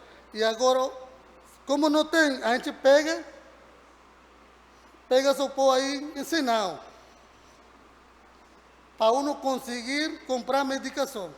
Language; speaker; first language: Portuguese; non-native, learner; Spanish